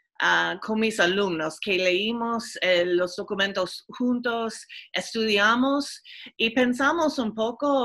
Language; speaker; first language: Spanish; non-native, fluent; English